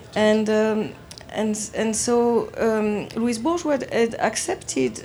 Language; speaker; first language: English; non-native, fluent; French